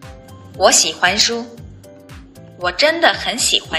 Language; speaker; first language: Chinese; non-native, learner; Korean